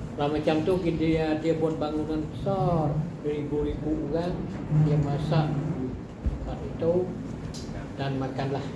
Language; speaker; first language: Malay; non-native, fluent; Eastern Cham